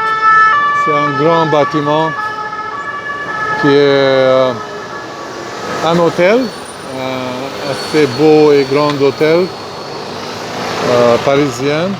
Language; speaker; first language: French; non-native, fluent; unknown